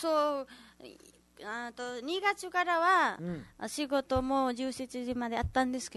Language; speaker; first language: Japanese; non-native, learner; Nepali